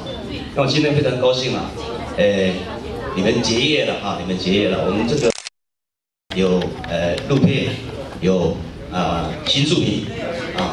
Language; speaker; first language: Chinese; native; Chinese